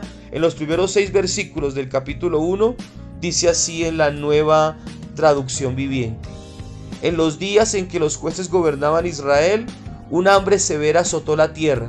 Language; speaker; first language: Spanish; native; Spanish